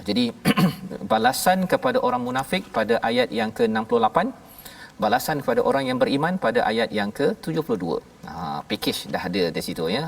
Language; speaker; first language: Malay; native; Malay